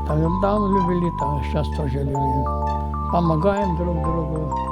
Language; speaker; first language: Russian; non-native, local second language; Armenian